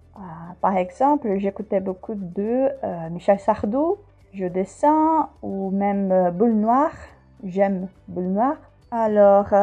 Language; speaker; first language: French; non-native, fluent; Portuguese